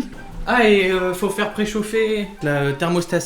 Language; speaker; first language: French; native; French